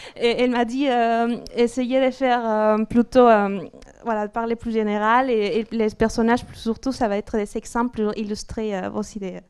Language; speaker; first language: French; non-native, fluent; Spanish